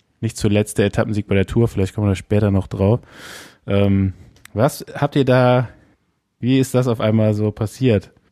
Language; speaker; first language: German; native; German